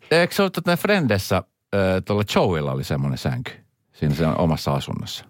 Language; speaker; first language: Finnish; early bilingual, other home language; Swedish